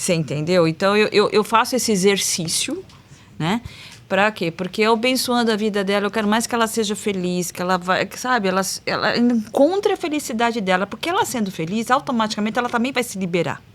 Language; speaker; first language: Portuguese; native; Portuguese